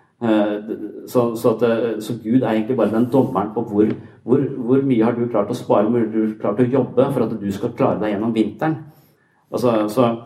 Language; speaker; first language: Norwegian; native; Norwegian